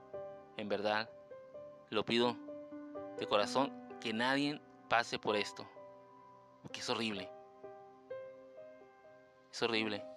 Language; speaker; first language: Spanish; native; Spanish